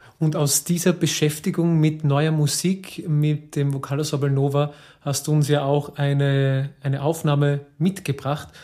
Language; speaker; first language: German; native; German